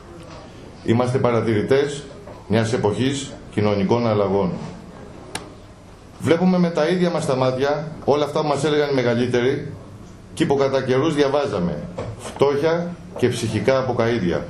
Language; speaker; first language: Greek; native; Greek